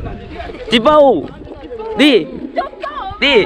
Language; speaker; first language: Vietnamese; native; Vietnamese